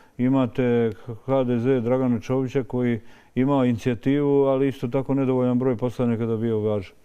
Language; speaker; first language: Bosnian; native; Bosnian